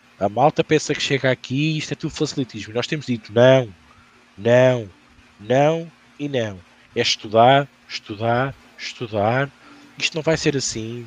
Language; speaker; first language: Portuguese; native; Portuguese